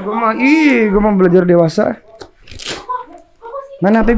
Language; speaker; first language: Indonesian; native; Indonesian